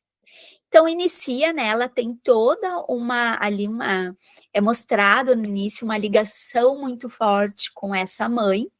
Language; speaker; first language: Portuguese; native; Portuguese